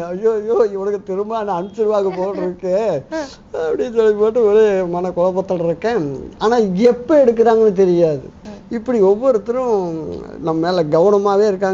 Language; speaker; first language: Tamil; native; Tamil